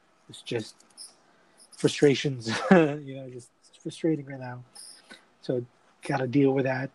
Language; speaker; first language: English; non-native, local second language; Filipino